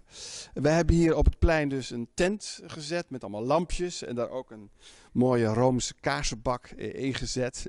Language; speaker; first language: Dutch; native; Dutch